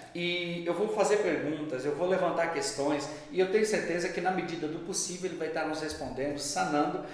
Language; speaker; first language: Portuguese; native; Portuguese